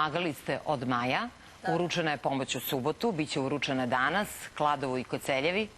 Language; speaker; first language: Serbian; native; Serbian